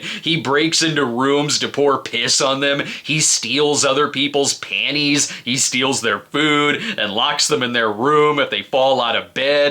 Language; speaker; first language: English; native; English